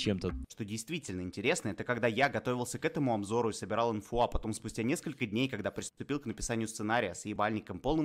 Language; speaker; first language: Russian; native; Russian